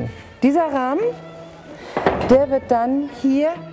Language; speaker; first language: German; native; German